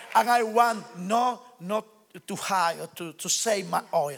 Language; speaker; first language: English; non-native, learner; Spanish